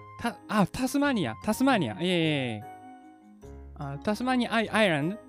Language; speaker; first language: English; non-native, learner; Japanese